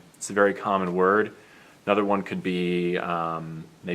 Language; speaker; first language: English; native; English